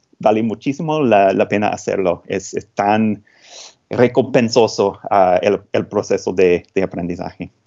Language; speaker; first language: Spanish; non-native, fluent; English